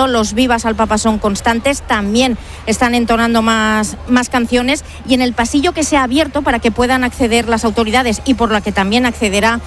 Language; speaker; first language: Spanish; native; Spanish